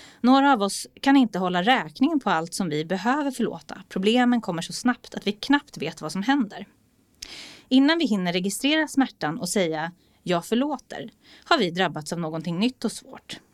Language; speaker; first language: Swedish; native; Swedish